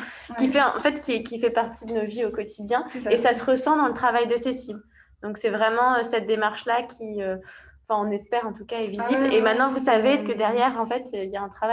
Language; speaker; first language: French; native; French